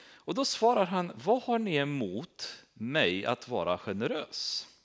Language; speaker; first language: Swedish; non-native, fluent; Romanian